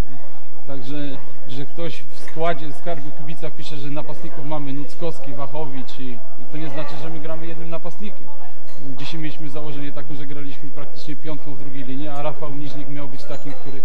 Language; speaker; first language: Polish; native; Polish